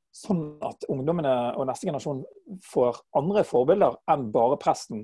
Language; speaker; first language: Norwegian; native; Norwegian